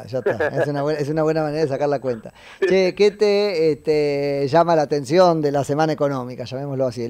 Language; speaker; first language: Spanish; native; Spanish